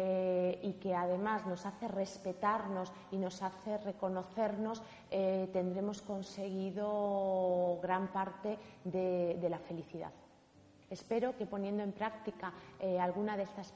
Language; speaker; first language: Spanish; native; Spanish